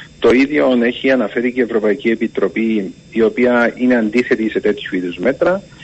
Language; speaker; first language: Greek; native; Greek